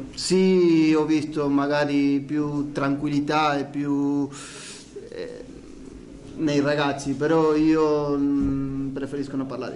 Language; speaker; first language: Italian; non-native, fluent; Spanish